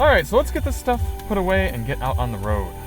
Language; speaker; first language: English; native; English